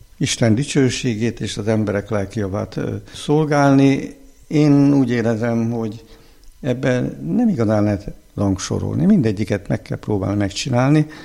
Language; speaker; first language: Hungarian; native; Hungarian